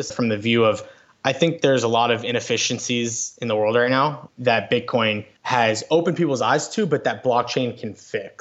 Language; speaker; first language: English; native; English